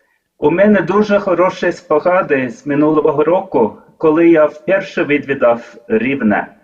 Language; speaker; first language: Ukrainian; non-native, learner; Norwegian